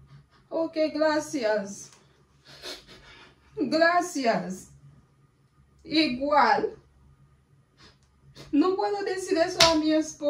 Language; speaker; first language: Spanish; non-native, learner; Haitian Creole